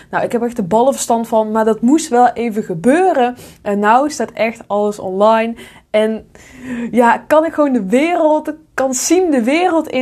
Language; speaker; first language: Dutch; native; Dutch